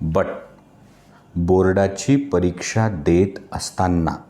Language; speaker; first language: Hindi; non-native, local second language; Marathi